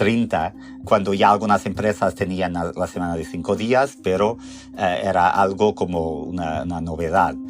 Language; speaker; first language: Spanish; non-native, fluent; Portuguese